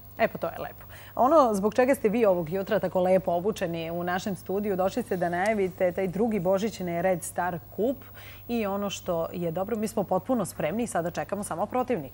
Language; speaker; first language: Serbian; native; Serbian